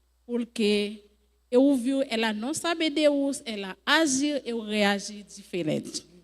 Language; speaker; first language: Portuguese; non-native, learner; French